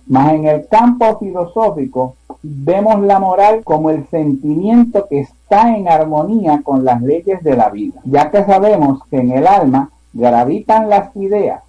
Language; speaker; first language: Spanish; native; Spanish